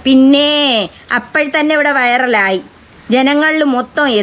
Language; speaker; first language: Malayalam; native; Malayalam